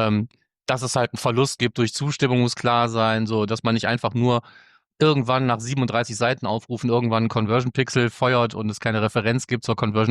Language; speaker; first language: German; native; German